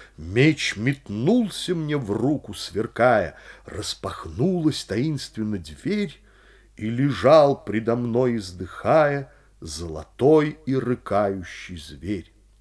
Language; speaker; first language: Russian; native; Russian